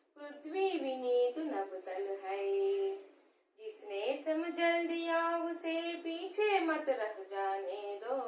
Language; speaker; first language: Hindi; non-native, local second language; Telugu